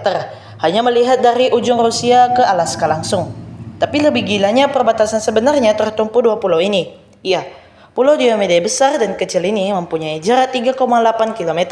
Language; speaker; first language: Indonesian; native; Indonesian